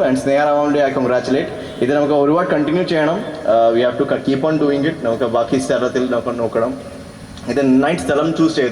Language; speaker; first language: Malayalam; non-native, fluent; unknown